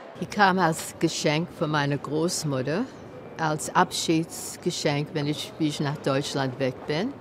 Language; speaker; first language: German; early bilingual, heritage; German